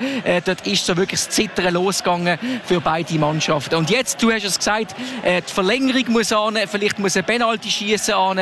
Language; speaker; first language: German; native; German